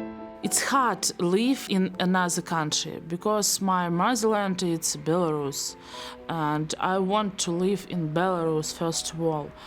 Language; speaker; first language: English; non-native, learner; Belarusian